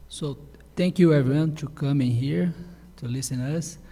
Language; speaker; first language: English; non-native, learner; Portuguese